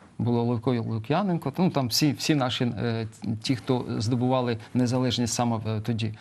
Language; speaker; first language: Ukrainian; non-native, local second language; Russian